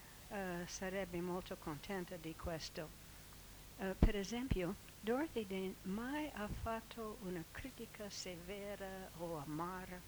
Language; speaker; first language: Italian; non-native, fluent; English